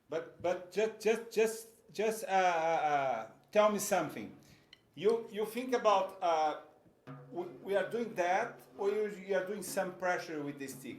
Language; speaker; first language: English; non-native, fluent; Portuguese